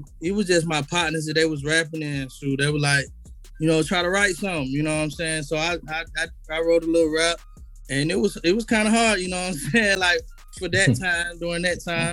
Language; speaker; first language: English; native; English